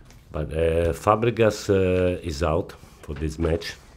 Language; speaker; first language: English; non-native, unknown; Italian